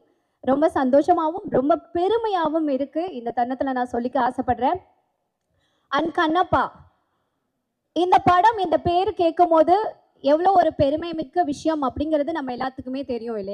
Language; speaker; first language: Tamil; native; Tamil